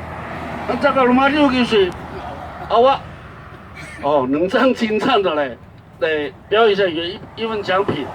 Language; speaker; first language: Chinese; non-native, local second language; Amis